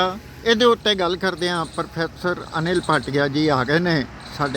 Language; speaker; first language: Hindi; non-native, local second language; Punjabi